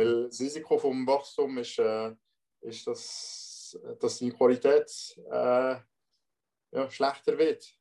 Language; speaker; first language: German; non-native, local second language; French